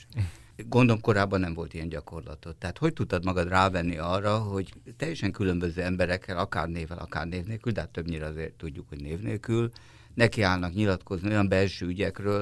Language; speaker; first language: Hungarian; native; Hungarian